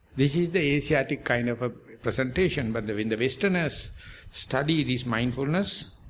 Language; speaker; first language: English; non-native, local second language; Sinhala